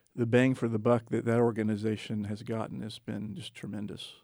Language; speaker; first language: English; native; English